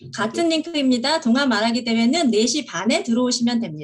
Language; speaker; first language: Korean; native; Korean